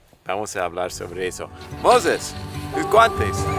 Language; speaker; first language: Spanish; non-native, fluent; English